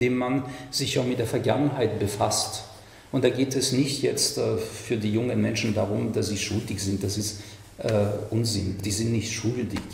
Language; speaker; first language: German; non-native, fluent; French